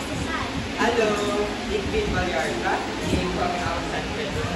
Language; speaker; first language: German; non-native, learner; Filipino